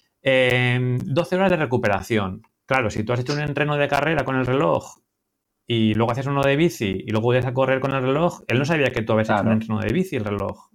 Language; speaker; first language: Spanish; native; Spanish